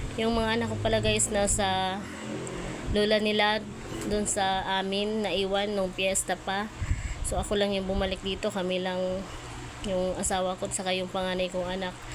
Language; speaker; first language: Filipino; non-native, local second language; Bikol